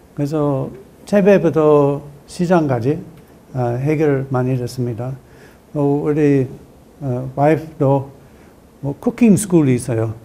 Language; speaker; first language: Korean; non-native, learner; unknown